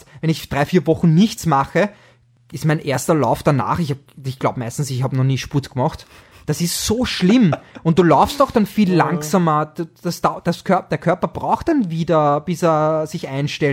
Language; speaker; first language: German; native; German